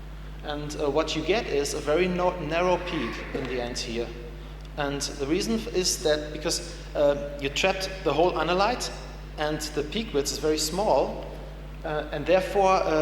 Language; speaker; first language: English; non-native, fluent; German